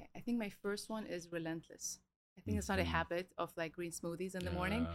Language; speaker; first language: English; early bilingual, other home language; Arabic